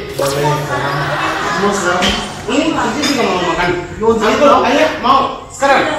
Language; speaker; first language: Indonesian; non-native, fluent; Japanese